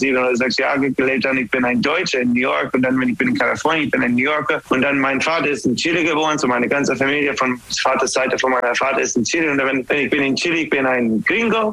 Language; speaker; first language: German; non-native, learner; English